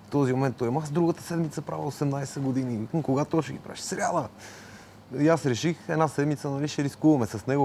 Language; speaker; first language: Bulgarian; native; Bulgarian